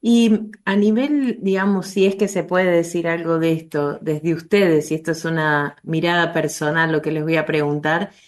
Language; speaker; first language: Spanish; native; Spanish